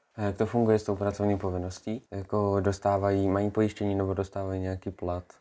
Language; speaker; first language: Czech; native; Czech